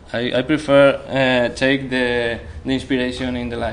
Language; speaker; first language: English; non-native, learner; Spanish